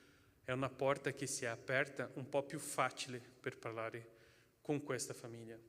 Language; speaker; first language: Italian; non-native, fluent; Portuguese